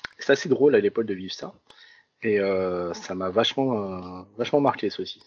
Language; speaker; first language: French; early bilingual, other home language; Vietnamese